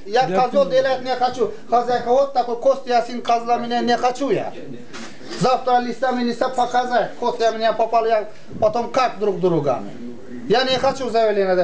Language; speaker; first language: Russian; non-native, learner; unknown